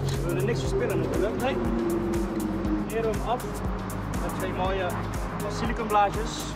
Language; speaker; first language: Dutch; native; Dutch